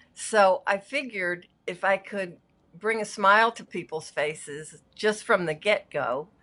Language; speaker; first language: English; native; English